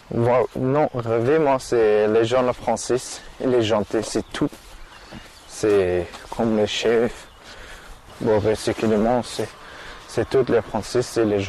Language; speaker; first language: French; non-native, learner; Persian